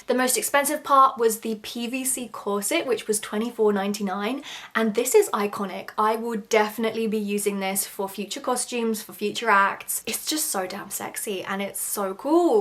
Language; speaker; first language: English; native; English